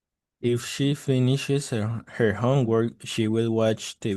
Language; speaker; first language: English; non-native, learner; Spanish